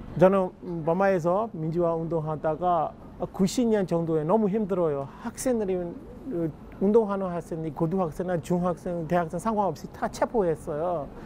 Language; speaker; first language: Korean; non-native, fluent; Burmese